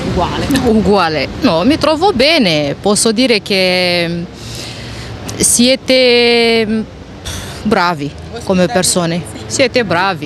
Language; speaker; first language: Italian; non-native, learner; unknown